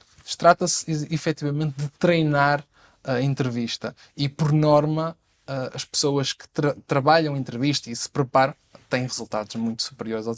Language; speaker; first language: Portuguese; native; Portuguese